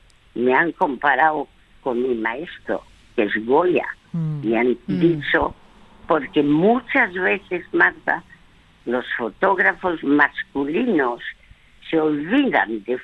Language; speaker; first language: Spanish; early bilingual, other home language; French